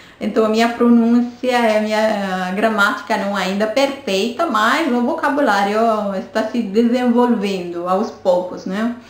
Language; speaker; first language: Portuguese; non-native, fluent; Romanian